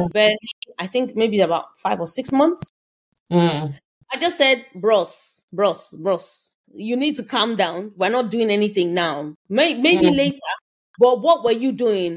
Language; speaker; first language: English; non-native, local second language; Yoruba